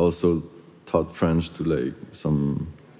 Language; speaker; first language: English; non-native, fluent; French